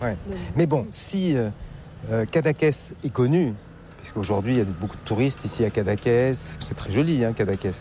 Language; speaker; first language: French; native; French